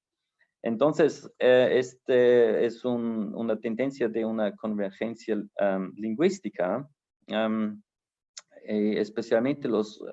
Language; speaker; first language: Spanish; non-native, fluent; German